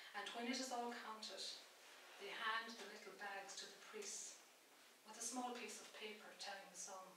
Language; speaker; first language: English; native; English